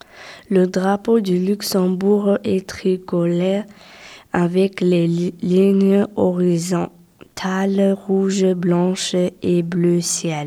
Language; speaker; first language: French; non-native, local second language; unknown